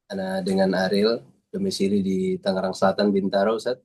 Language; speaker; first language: Indonesian; native; Indonesian